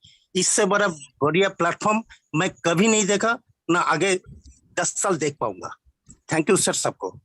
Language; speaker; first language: Hindi; non-native, local second language; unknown